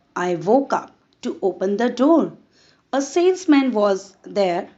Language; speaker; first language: English; non-native, local second language; Punjabi